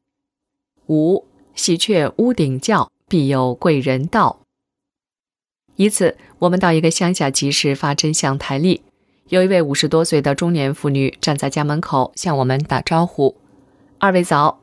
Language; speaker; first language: Chinese; native; Chinese